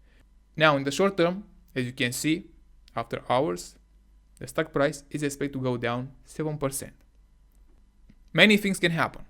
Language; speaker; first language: English; non-native, fluent; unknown